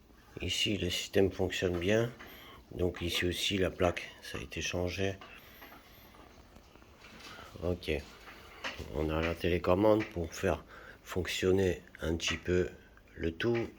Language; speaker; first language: French; native; French